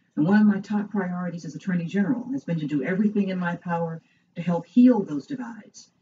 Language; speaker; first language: English; native; English